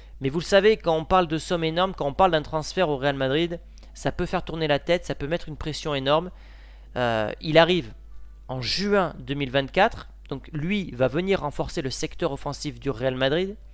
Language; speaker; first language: French; native; French